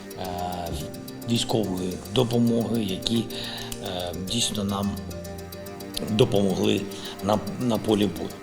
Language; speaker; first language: Ukrainian; non-native, local second language; Russian